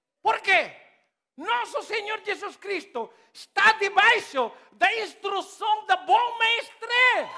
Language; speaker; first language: Portuguese; non-native, learner; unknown